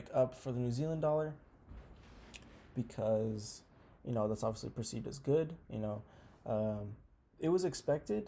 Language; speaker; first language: English; native; English